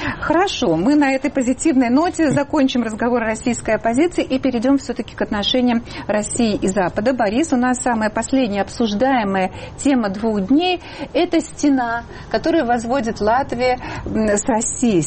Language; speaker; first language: Russian; native; Russian